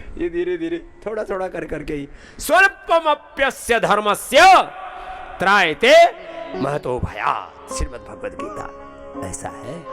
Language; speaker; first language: Hindi; native; Hindi